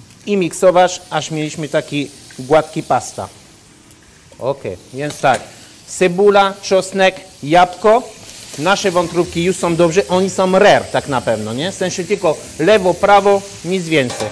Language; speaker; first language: Polish; non-native, learner; French